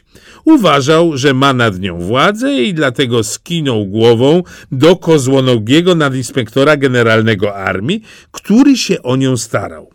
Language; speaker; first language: Polish; native; Polish